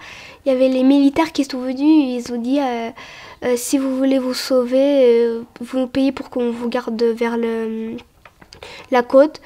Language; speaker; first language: French; early bilingual, other home language; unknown